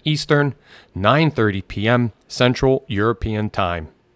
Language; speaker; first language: English; native; English